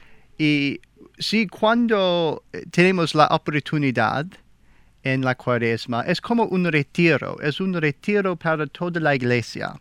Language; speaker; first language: Spanish; non-native, learner; English